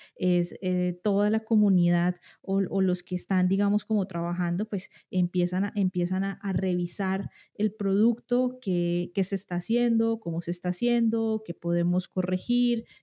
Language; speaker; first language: Spanish; native; Spanish